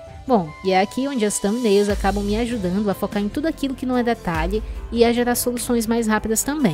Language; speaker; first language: Portuguese; native; Portuguese